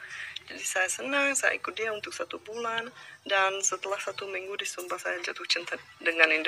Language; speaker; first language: Indonesian; non-native, fluent; Czech